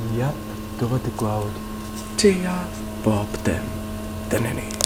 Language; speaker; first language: Welsh; native; Welsh